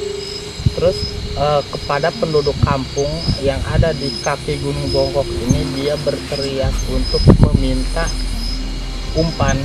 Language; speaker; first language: Indonesian; native; Indonesian